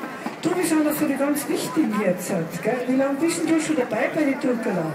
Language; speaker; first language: German; native; German